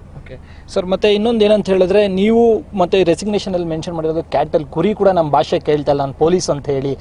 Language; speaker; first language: Kannada; native; Kannada